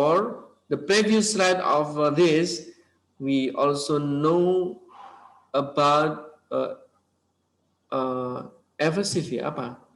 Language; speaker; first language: English; non-native, learner; Indonesian